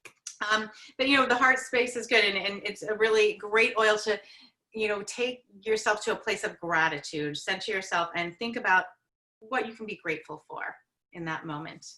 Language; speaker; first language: English; native; English